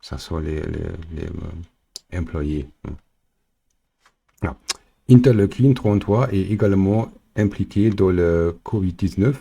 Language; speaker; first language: French; non-native, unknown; German